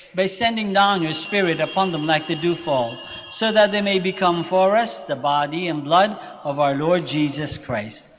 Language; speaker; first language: English; non-native, local second language; Filipino